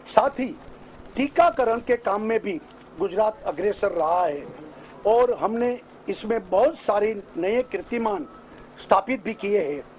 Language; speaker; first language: Hindi; non-native, local second language; Gujarati